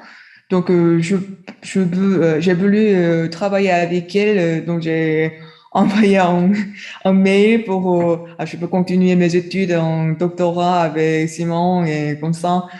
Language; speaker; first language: French; non-native, learner; Chinese